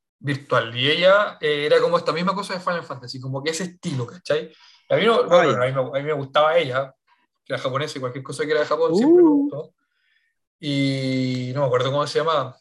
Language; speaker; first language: Spanish; native; Spanish